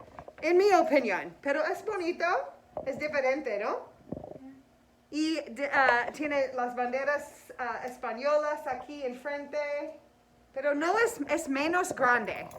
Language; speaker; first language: Spanish; non-native, fluent; English